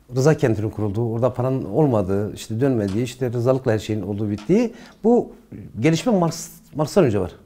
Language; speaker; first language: Turkish; non-native, local second language; Zaza